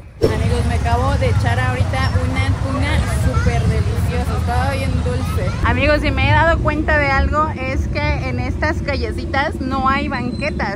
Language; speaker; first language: Spanish; native; Spanish